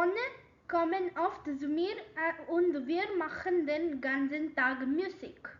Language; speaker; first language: German; non-native, learner; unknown